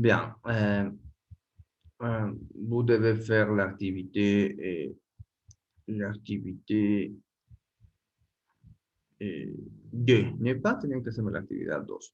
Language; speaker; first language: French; non-native, learner; Spanish